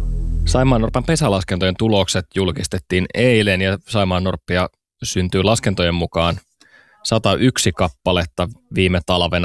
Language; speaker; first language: Finnish; native; Finnish